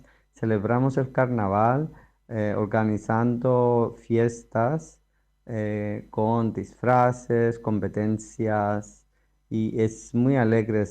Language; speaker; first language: Spanish; non-native, fluent; Greek